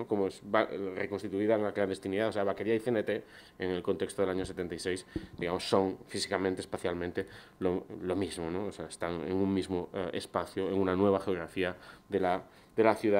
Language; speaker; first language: Spanish; native; Spanish